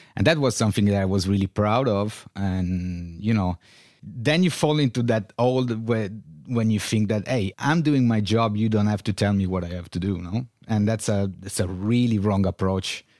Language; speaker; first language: English; non-native, fluent; Italian